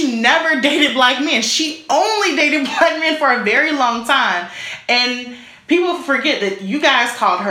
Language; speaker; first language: English; native; English